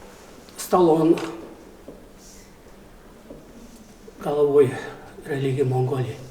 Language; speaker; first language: Russian; non-native, learner; Mongolian